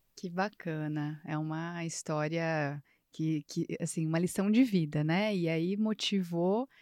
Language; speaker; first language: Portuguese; native; Portuguese